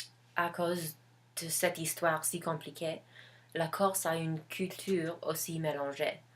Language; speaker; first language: French; non-native, learner; English